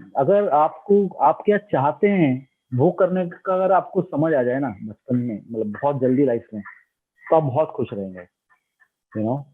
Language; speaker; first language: Hindi; non-native, local second language; Bangla